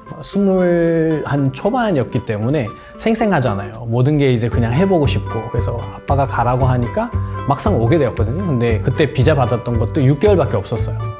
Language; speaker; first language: Korean; non-native, fluent; Nepali